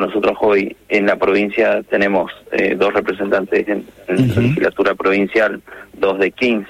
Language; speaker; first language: Spanish; native; Spanish